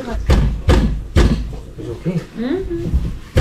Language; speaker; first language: English; non-native, learner; Korean